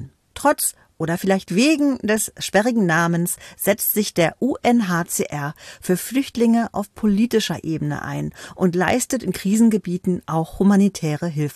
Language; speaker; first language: German; native; German